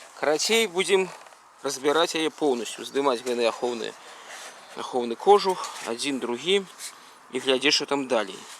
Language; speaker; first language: Belarusian; native; Belarusian